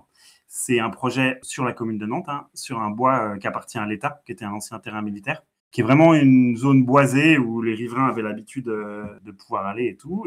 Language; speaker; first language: French; native; French